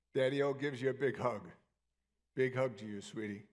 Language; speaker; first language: English; native; English